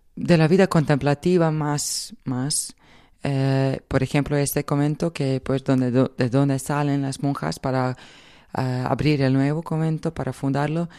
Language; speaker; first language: Spanish; non-native, fluent; Croatian